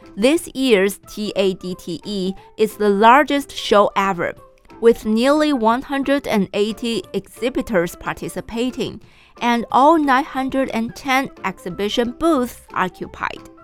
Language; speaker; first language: English; non-native, fluent; Chinese